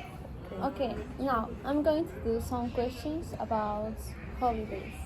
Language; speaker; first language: English; non-native, learner; Spanish